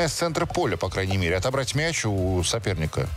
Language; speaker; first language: Russian; native; Russian